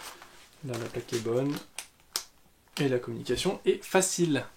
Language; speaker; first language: French; native; French